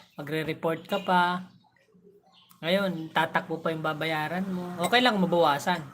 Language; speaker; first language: Filipino; non-native, local second language; Bikol